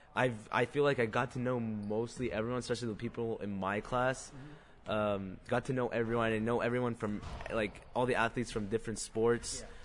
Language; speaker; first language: English; non-native, fluent; Arabic